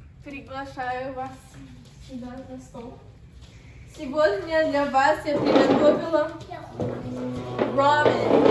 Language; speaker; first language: Russian; early bilingual, heritage; Russian